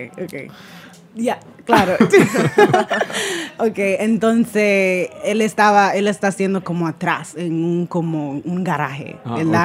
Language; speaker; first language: Spanish; early bilingual, heritage; Spanish